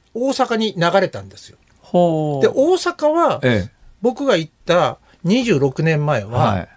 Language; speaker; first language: Japanese; native; Japanese